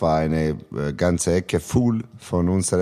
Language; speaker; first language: German; non-native, learner; Serbian